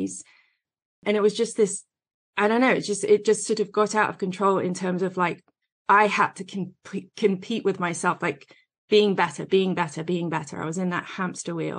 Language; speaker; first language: English; native; English